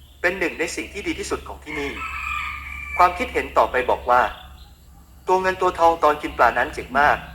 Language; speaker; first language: Thai; native; Thai